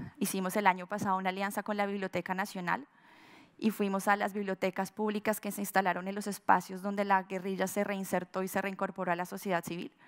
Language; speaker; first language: Spanish; native; Spanish